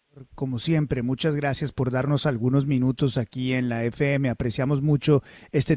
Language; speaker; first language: Spanish; native; Spanish